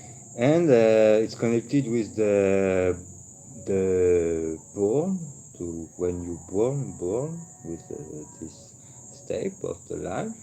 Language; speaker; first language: English; non-native, learner; French